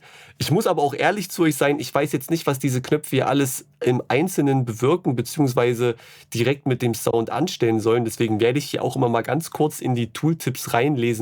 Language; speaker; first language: German; native; German